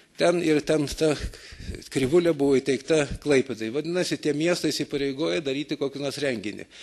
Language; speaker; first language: Lithuanian; native; Lithuanian